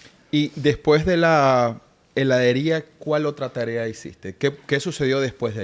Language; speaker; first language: Spanish; native; Spanish